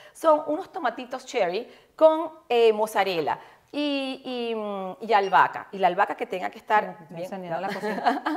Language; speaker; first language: Spanish; native; Spanish